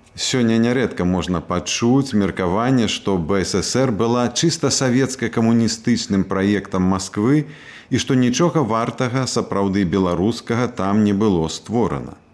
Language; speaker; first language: Belarusian; native; Belarusian